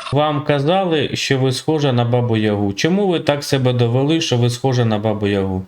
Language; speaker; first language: Ukrainian; native; Ukrainian